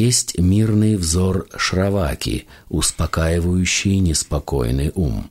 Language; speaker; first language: Russian; native; Russian